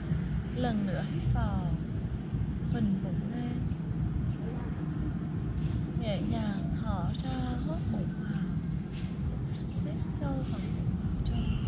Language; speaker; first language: Vietnamese; native; Vietnamese